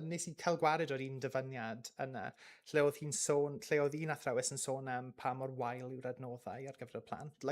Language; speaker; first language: Welsh; non-native, local second language; English